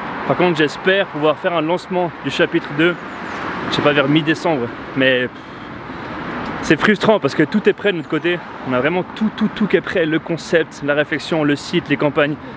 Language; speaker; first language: French; native; French